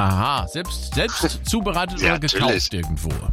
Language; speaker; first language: German; native; German